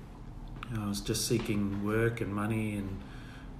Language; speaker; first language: English; native; English